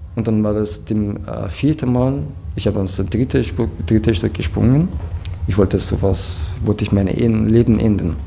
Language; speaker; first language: German; non-native, learner; Persian